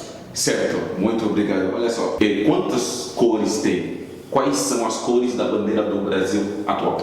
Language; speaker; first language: Portuguese; non-native, fluent; Haitian Creole